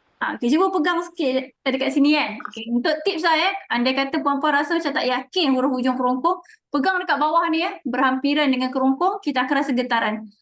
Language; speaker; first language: Malay; native; Malay